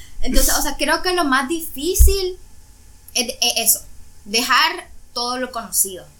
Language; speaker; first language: Spanish; native; Spanish